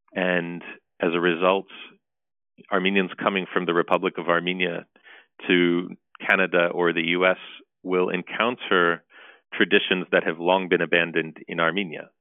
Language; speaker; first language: English; early bilingual, other home language; Turkish